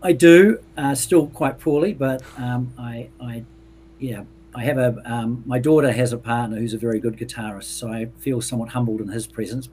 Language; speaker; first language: English; native; English